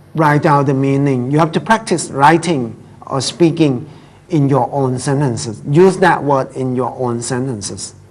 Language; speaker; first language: English; non-native, fluent; Thai